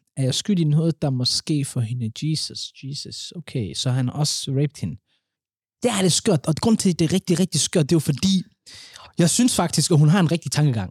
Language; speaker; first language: Danish; early bilingual, other home language; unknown